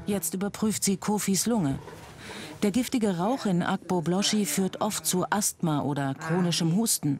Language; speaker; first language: German; native; German